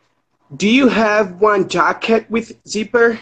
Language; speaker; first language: English; non-native, learner; Portuguese